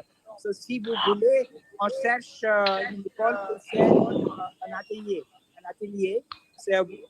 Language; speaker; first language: French; non-native, learner; Hindi